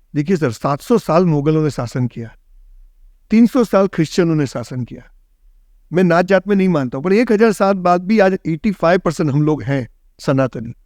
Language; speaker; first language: Hindi; non-native, local second language; Gujarati